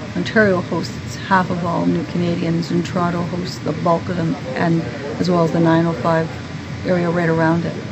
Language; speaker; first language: English; native; English